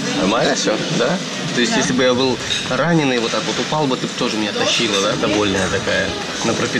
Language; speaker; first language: Russian; native; Russian